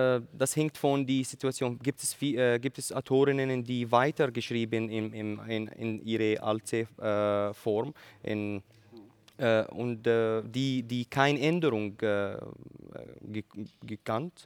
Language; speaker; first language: German; non-native, learner; Arabic